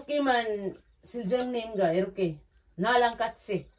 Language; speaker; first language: Korean; non-native, learner; Filipino